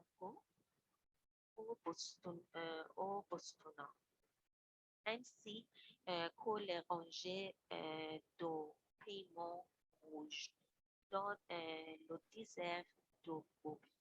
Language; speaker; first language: French; non-native, learner; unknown